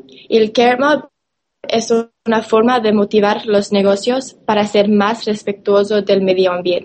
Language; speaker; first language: Spanish; non-native, learner; English